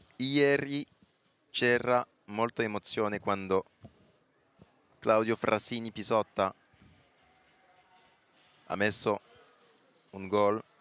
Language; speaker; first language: Italian; non-native, fluent; French